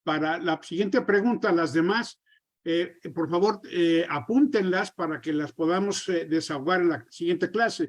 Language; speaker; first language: Spanish; native; Spanish